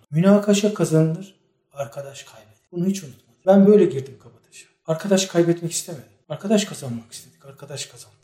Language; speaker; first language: Turkish; native; Turkish